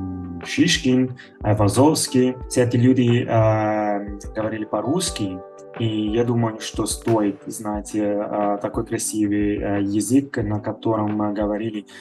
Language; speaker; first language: Russian; non-native, fluent; Italian